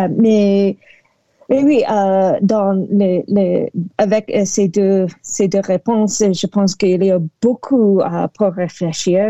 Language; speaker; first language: French; non-native, learner; English